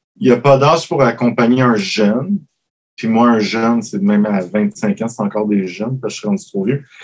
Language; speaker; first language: French; native; French